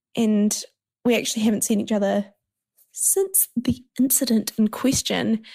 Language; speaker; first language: English; native; English